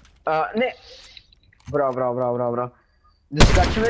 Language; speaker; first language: Bulgarian; native; Bulgarian